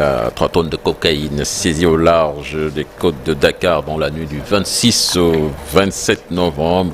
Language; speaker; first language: French; non-native, local second language; Wolof